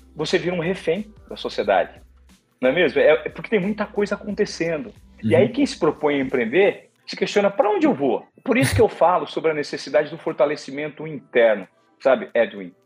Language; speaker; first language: Portuguese; native; Portuguese